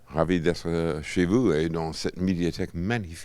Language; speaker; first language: French; non-native, fluent; English